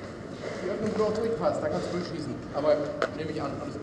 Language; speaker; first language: German; native; German